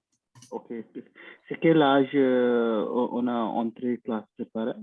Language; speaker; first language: French; non-native, learner; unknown